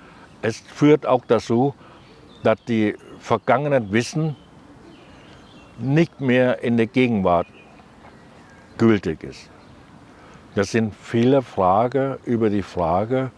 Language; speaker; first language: German; non-native, learner; Thai